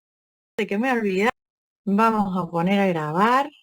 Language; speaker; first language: Spanish; native; Spanish